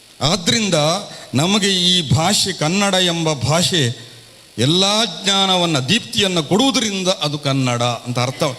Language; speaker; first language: Kannada; non-native, local second language; Tulu